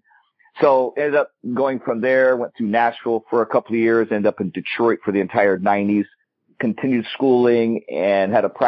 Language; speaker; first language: English; native; English